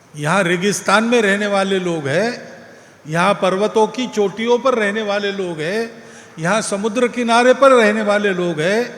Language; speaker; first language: Hindi; non-native, local second language; Marathi